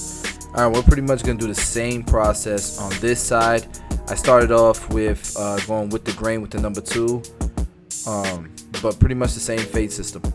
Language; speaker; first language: English; native; English